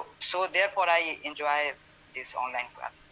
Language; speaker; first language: English; non-native, learner; Hindi